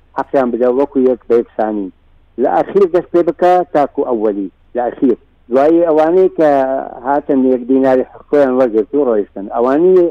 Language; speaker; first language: Central Kurdish; non-native, local second language; Assyrian Neo-Aramaic